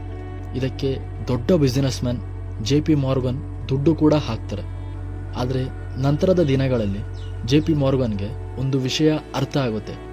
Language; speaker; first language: Kannada; native; Kannada